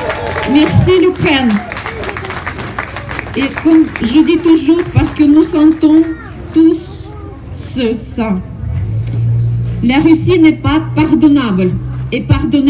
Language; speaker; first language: French; non-native, learner; Russian